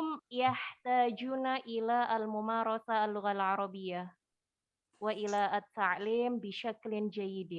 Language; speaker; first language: Arabic; non-native, fluent; Indonesian